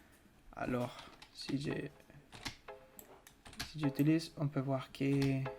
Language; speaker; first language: French; non-native, fluent; Spanish